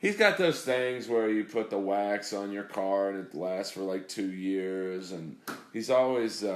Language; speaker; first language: English; native; English